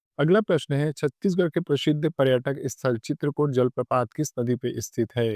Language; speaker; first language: Hindi; native; Hindi